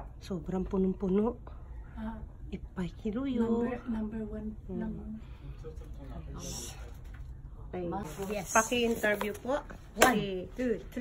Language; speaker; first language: Japanese; non-native, fluent; Filipino